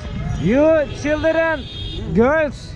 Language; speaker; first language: English; non-native, learner; Turkish